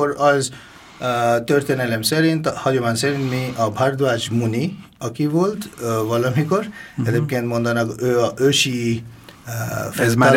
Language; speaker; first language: Hungarian; non-native, fluent; Bangla